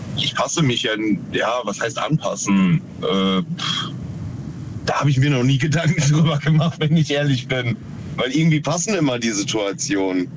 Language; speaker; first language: German; native; German